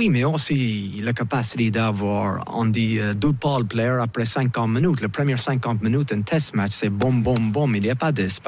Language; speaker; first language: French; non-native, fluent; English